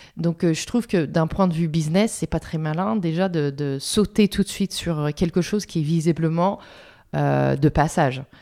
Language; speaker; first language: French; non-native, fluent; English